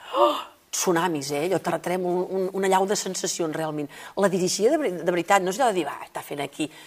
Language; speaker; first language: Catalan; native; Catalan